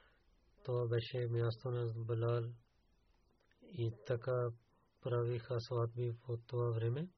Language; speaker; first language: Bulgarian; non-native, learner; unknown